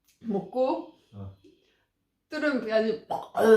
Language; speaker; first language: Korean; non-native, learner; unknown